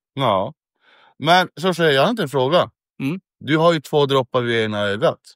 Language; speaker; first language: Swedish; early bilingual, other home language; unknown